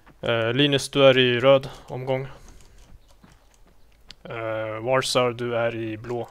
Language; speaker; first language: Swedish; native; Swedish